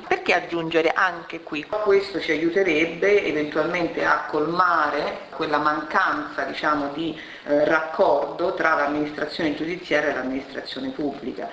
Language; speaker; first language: Italian; native; Italian